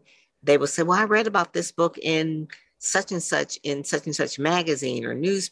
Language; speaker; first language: English; native; English